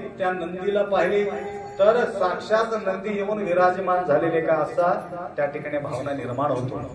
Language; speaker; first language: Marathi; non-native, local second language; Kannada